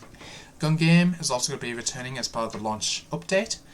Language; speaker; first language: English; native; English